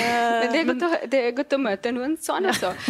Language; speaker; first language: Norwegian; non-native, learner; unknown